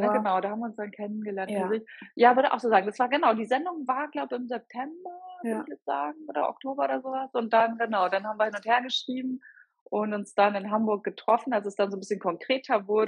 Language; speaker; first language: German; native; German